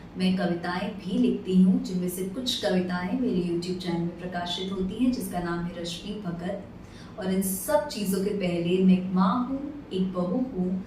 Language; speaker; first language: Hindi; non-native, local second language; Gujarati